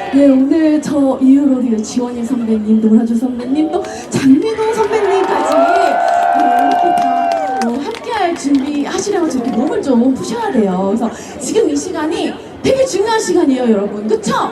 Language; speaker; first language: Korean; native; Korean